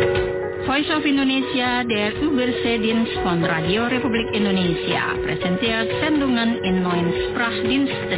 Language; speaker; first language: German; non-native, fluent; Indonesian